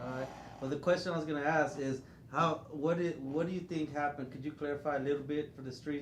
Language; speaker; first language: English; native; English